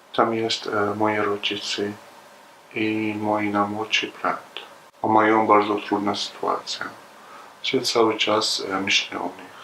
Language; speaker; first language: Polish; non-native, learner; Arabic